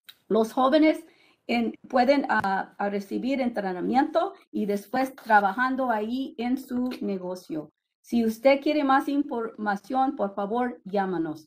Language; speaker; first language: Spanish; early bilingual, heritage; Spanish